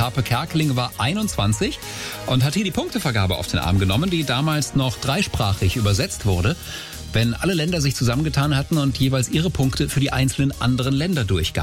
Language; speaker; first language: German; native; German